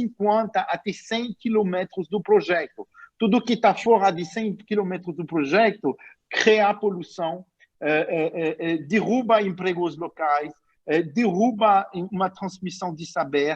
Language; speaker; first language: Portuguese; non-native, fluent; French